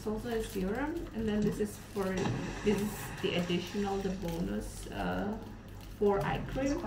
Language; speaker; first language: English; non-native, learner; Indonesian